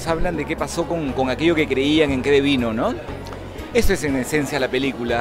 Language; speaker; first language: Spanish; native; Spanish